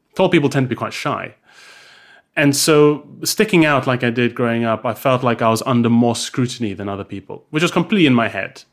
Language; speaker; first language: English; native; English